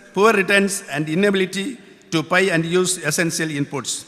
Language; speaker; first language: English; non-native, local second language; Tamil